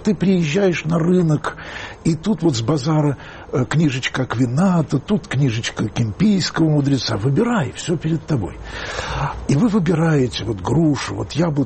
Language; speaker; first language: Russian; native; Russian